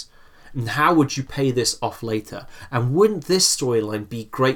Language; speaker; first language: English; native; English